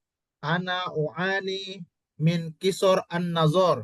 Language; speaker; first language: Arabic; non-native, learner; Indonesian